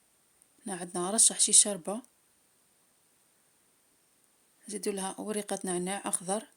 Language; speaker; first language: Arabic; native; Arabic